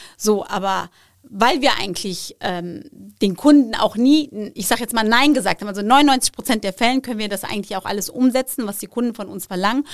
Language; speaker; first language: German; early bilingual, other home language; Turkish